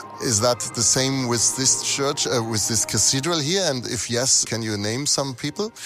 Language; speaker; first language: English; non-native, fluent; German